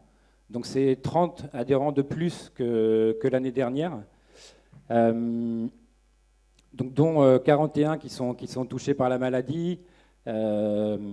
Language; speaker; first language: French; native; French